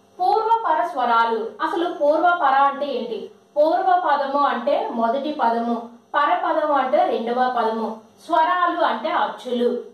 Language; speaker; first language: Telugu; non-native, local second language; Lambadi